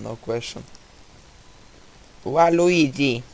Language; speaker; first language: English; non-native, learner; Russian